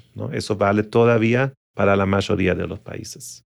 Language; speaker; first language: Spanish; non-native, fluent; German